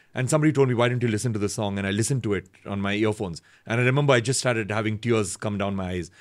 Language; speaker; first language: English; native; English